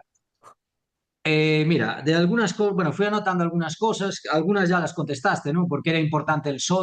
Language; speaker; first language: Spanish; native; Spanish